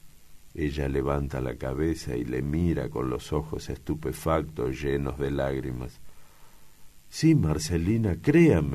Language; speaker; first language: Spanish; native; Spanish